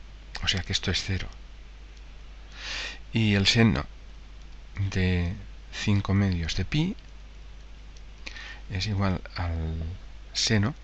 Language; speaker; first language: Spanish; native; Spanish